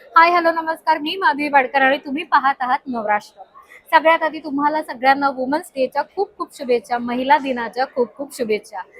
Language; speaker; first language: Marathi; native; Marathi